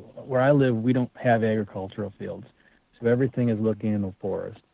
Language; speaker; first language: English; native; English